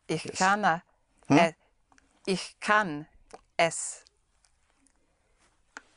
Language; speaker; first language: German; non-native, learner; English